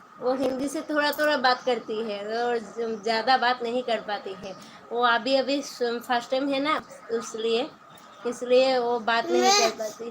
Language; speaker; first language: Hindi; non-native, local second language; Bangla